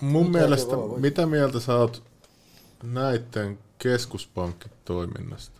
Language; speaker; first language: Finnish; native; Finnish